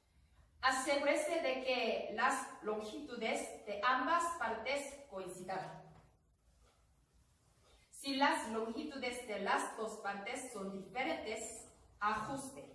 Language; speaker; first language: Spanish; non-native, learner; Korean